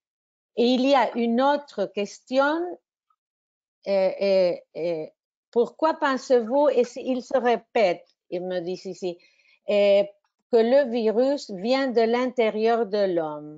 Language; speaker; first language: French; non-native, fluent; Spanish